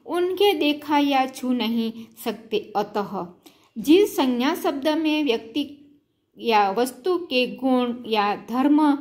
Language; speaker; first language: Hindi; non-native, local second language; Gujarati